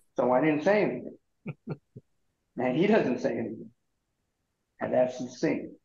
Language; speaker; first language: English; native; English